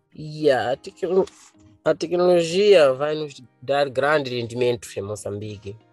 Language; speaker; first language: Portuguese; non-native, local second language; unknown